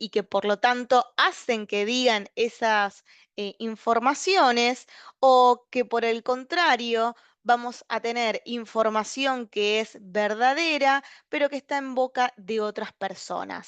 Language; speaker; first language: Spanish; native; Spanish